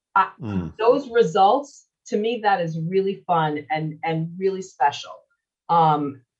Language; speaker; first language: English; native; English